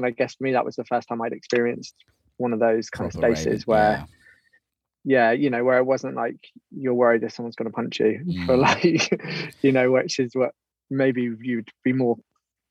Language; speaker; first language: English; native; English